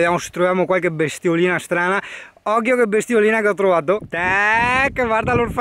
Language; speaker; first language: Italian; native; Italian